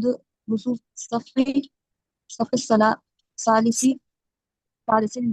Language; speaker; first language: Arabic; non-native, learner; Urdu